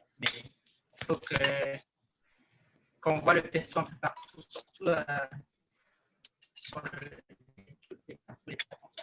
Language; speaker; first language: French; early bilingual, heritage; French